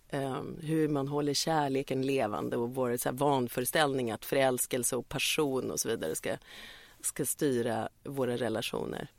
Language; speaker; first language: Swedish; native; Swedish